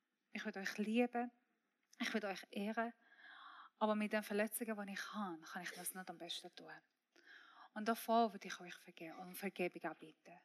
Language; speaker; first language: German; non-native, fluent; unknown